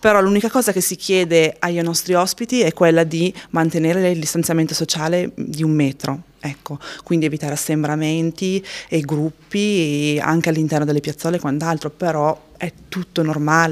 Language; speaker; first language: Italian; native; Italian